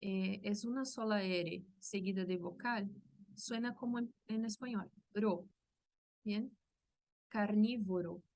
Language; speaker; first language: Spanish; non-native, fluent; Portuguese